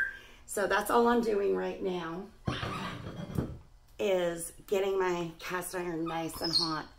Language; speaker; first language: English; native; English